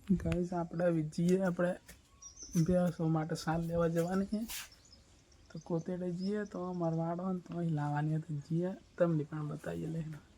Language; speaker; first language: Gujarati; native; Gujarati